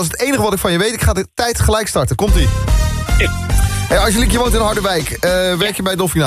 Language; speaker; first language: Dutch; native; Dutch